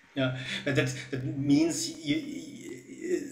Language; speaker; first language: English; non-native, fluent; German